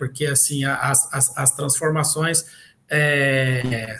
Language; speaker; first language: Portuguese; native; Portuguese